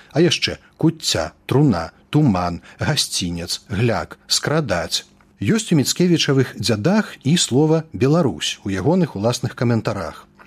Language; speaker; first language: Belarusian; native; Belarusian